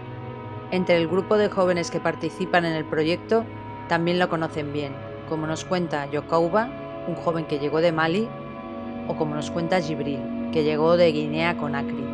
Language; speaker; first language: Spanish; native; Spanish